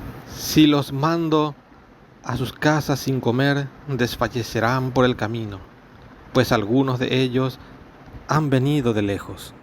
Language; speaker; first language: Spanish; native; Spanish